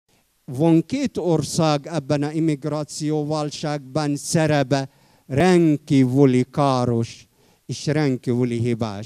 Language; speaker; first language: Hungarian; non-native, fluent; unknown